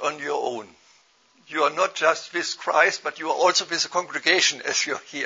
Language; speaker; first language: English; non-native, fluent; German